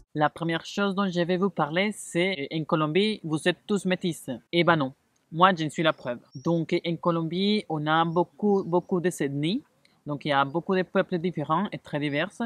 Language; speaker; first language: French; non-native, fluent; Spanish